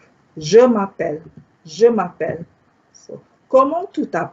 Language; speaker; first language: French; non-native, fluent; Malay